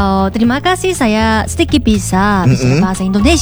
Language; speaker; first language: Indonesian; non-native, learner; Korean